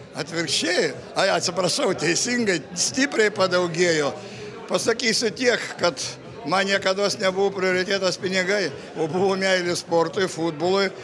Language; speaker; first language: Lithuanian; native; Lithuanian